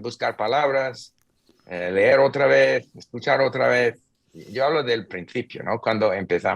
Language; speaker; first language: Spanish; non-native, fluent; English